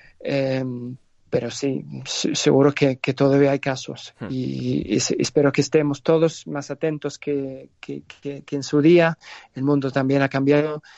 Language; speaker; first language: Spanish; non-native, fluent; English